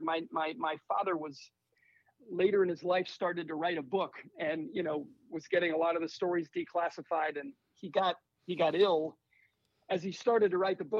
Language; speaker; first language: English; native; English